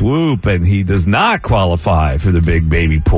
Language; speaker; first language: English; native; English